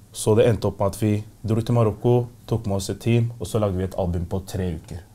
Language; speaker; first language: Norwegian; early bilingual, other home language; Arabic